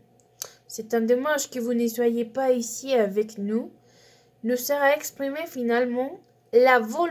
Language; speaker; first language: French; non-native, learner; Spanish